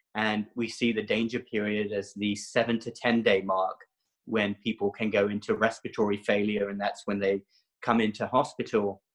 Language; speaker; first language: English; native; English